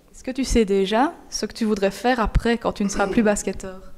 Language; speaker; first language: French; native; French